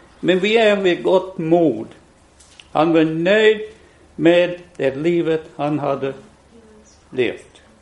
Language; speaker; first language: Swedish; non-native, fluent; English